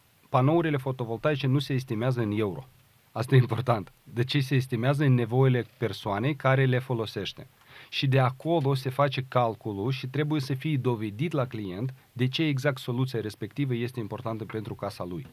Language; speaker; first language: Romanian; non-native, local second language; Russian